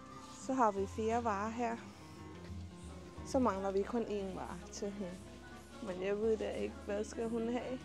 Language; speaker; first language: Danish; non-native, learner; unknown